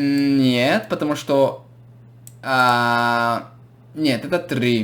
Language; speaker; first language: Russian; non-native, fluent; English